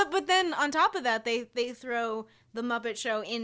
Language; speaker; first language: English; native; English